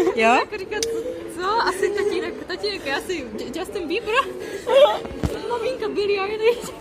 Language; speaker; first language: Czech; non-native, learner; Ukrainian